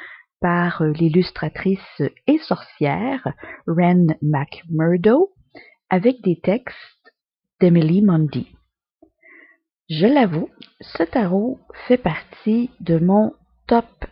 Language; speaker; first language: French; native; French